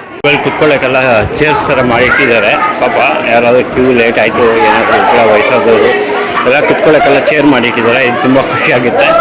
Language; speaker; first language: Kannada; non-native, local second language; Tamil